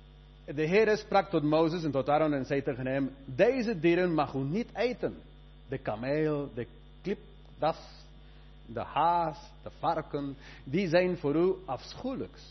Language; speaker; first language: Dutch; non-native, fluent; Spanish